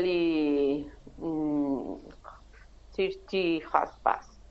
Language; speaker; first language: English; non-native, learner; Spanish